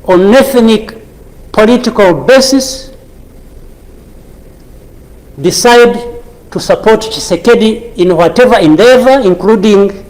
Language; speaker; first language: English; non-native, local second language; Kinyarwanda